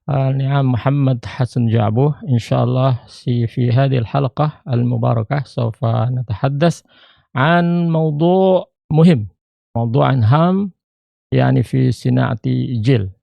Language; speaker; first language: Arabic; non-native, fluent; Indonesian